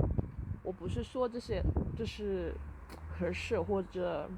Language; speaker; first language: Chinese; early bilingual, heritage; Chinese